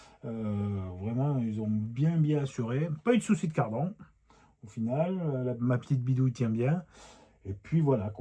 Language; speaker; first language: French; native; French